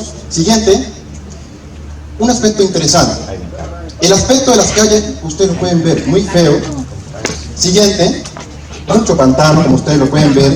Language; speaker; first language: Spanish; native; Spanish